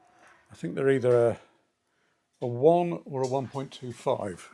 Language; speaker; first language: English; native; English